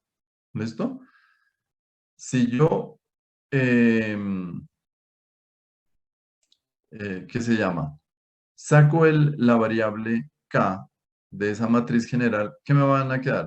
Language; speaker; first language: Spanish; native; Spanish